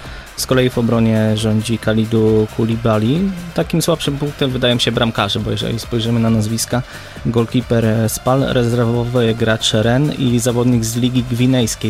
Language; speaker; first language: Polish; native; Polish